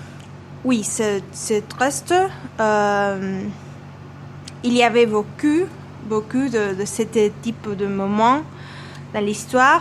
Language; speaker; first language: French; non-native, learner; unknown